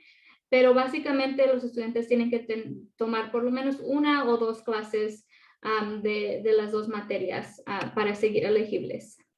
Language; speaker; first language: Spanish; early bilingual, other home language; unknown